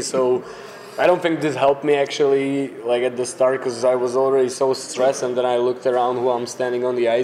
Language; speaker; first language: English; non-native, fluent; Slovak